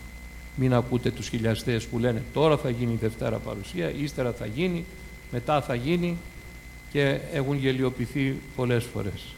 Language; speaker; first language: Greek; native; Greek